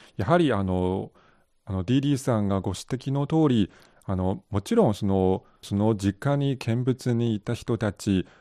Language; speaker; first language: Japanese; non-native, fluent; Chinese